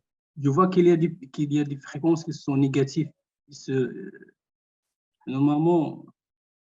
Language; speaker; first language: French; non-native, local second language; Arabic